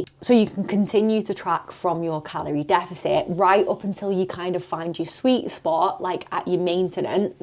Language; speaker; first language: English; native; English